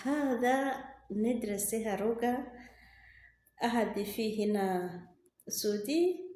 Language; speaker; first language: Arabic; non-native, learner; Rundi